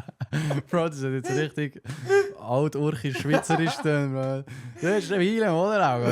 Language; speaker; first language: German; native; German